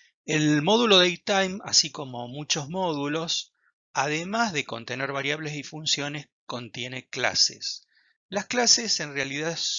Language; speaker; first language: Spanish; native; Spanish